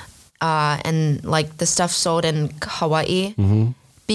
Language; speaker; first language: English; non-native, fluent; Chinese